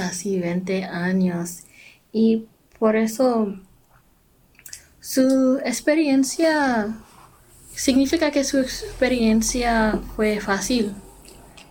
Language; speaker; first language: Spanish; non-native, learner; English